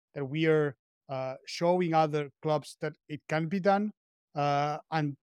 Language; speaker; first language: English; non-native, fluent; Spanish